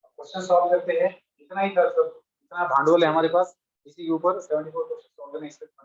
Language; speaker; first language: Hindi; non-native, local second language; Marathi